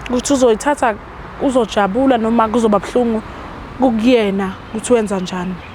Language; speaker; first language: Zulu; native; Zulu